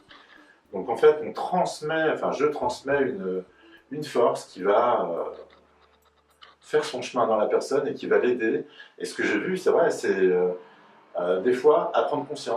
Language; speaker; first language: French; native; French